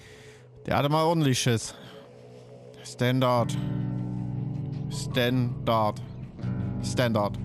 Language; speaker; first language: German; native; German